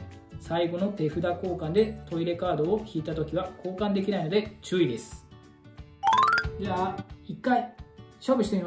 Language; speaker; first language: Japanese; native; Japanese